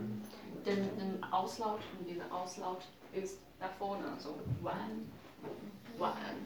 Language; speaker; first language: German; non-native, learner; Chinese